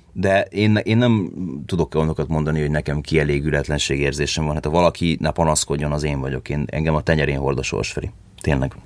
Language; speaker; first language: Hungarian; early bilingual, heritage; Hungarian